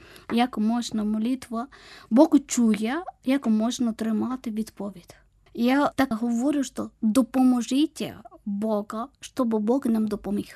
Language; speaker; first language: Ukrainian; non-native, learner; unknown